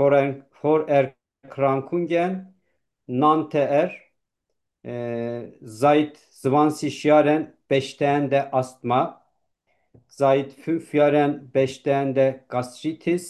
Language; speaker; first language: German; non-native, learner; Turkish